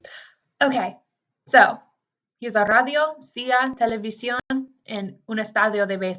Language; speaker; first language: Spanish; non-native, fluent; English